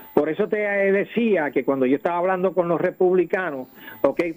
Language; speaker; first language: Spanish; native; Spanish